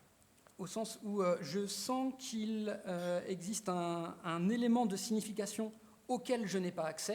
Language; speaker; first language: French; native; French